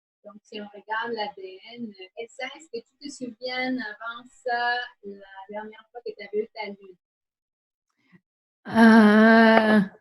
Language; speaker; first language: French; native; French